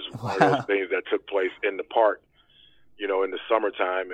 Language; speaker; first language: English; native; English